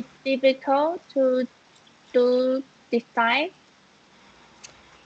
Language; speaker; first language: English; non-native, learner; Chinese